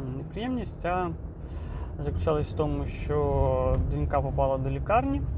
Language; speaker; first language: Ukrainian; non-native, local second language; Russian